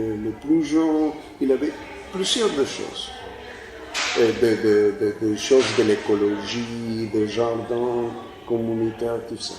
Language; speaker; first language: French; non-native, fluent; Spanish